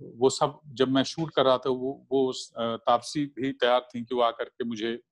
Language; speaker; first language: Hindi; native; Hindi